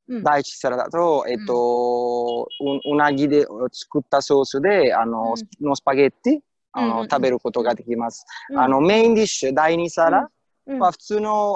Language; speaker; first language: Japanese; non-native, fluent; Italian